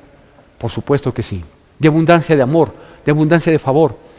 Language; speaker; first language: Spanish; native; Spanish